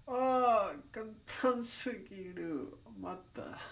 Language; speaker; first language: Japanese; non-native, learner; English